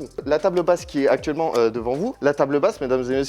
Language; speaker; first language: French; native; French